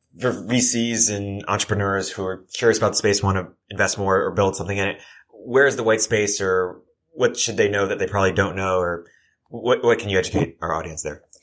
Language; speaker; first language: English; native; English